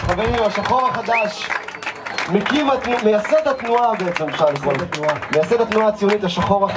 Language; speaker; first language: Hebrew; native; Hebrew